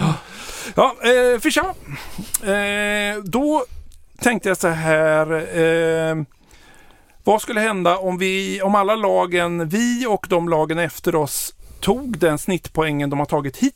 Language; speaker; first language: Swedish; native; Swedish